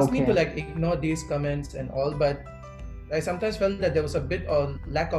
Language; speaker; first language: English; non-native, local second language; Telugu